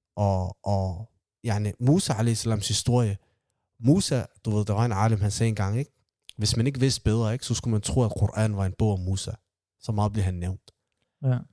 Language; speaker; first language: Danish; early bilingual, other home language; Somali